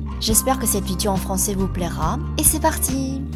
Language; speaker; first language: French; non-native, fluent; Vietnamese